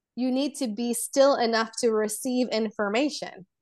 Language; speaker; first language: English; early bilingual, other home language; Polish